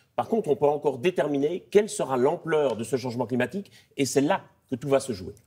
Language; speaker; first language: French; native; French